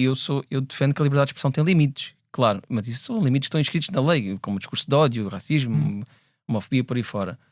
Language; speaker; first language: Portuguese; native; Portuguese